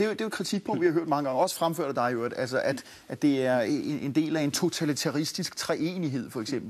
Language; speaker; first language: Danish; native; Danish